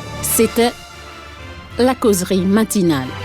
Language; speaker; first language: French; native; French